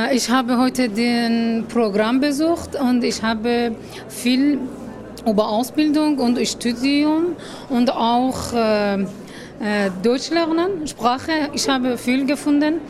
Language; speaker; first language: German; non-native, learner; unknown